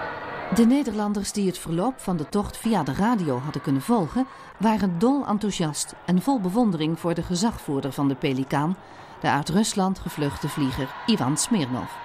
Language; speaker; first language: Dutch; native; Dutch